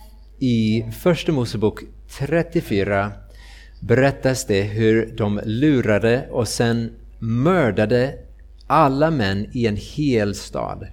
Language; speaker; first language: Swedish; non-native, fluent; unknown